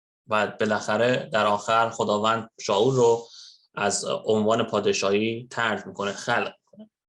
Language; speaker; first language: Persian; native; Persian